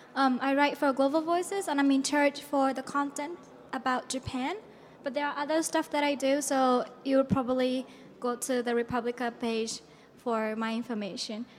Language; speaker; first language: English; non-native, fluent; Japanese